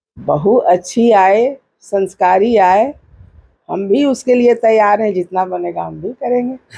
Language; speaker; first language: Hindi; native; Hindi